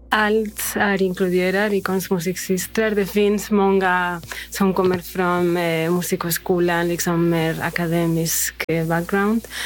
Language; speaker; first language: Swedish; non-native, fluent; Spanish